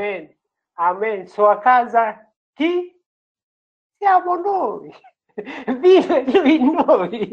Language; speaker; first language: Italian; non-native, learner; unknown